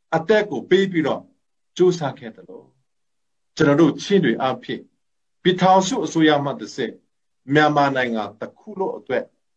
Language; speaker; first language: Burmese; non-native, local second language; Hakha Chin